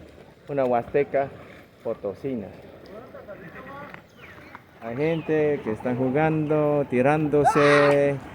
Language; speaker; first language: Spanish; non-native, fluent; English